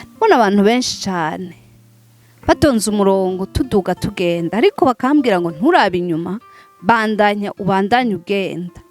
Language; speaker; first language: Rundi; non-native, local second language; Swahili